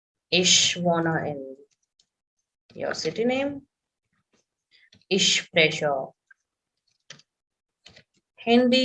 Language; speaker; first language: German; non-native, fluent; Hindi